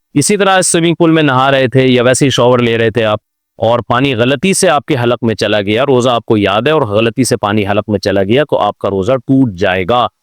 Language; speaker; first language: Urdu; native; Urdu